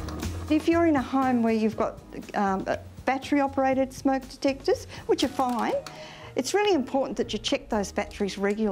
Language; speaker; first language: English; native; English